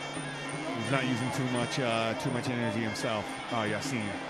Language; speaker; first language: English; native; English